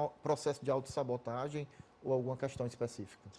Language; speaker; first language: Portuguese; native; Portuguese